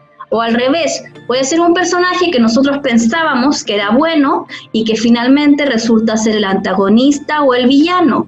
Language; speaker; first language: Spanish; native; Spanish